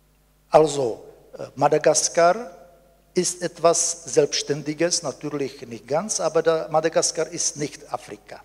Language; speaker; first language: German; non-native, fluent; Czech